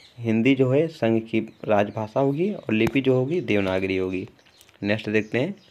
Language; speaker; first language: Hindi; native; Hindi